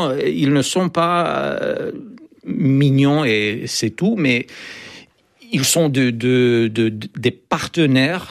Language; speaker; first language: French; non-native, fluent; Romanian